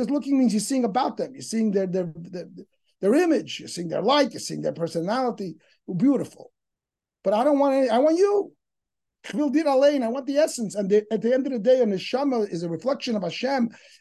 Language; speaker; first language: English; native; English